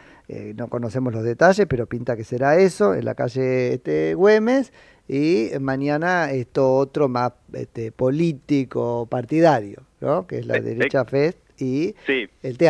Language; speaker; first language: Spanish; native; Spanish